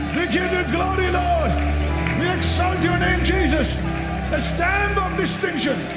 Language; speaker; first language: English; non-native, local second language; Malayalam